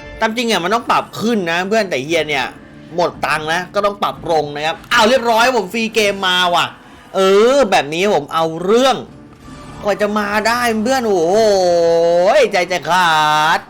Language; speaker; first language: Thai; native; Thai